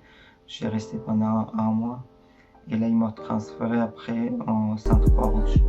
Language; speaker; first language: French; non-native, learner; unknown